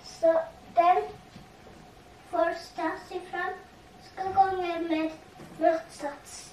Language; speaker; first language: Swedish; non-native, learner; Tigrinya